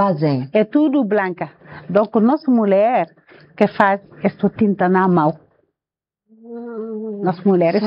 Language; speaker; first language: Portuguese; non-native, learner; Wolof